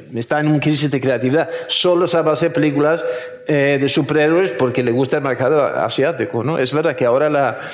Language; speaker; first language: Spanish; non-native, fluent; Swedish